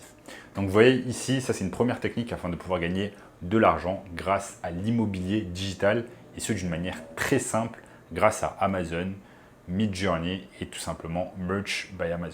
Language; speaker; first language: French; native; French